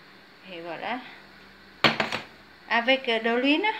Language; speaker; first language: French; non-native, fluent; Vietnamese